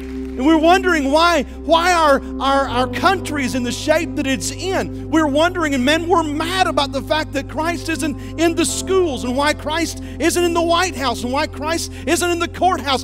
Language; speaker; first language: English; native; English